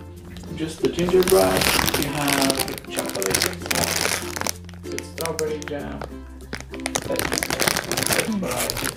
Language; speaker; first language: English; non-native, fluent; Romanian